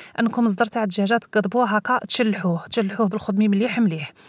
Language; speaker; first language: Arabic; native; Arabic